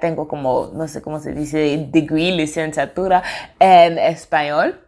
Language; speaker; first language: Spanish; non-native, fluent; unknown